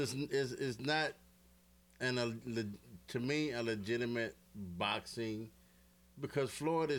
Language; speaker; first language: English; native; English